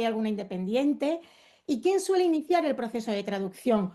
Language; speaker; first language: Spanish; native; Spanish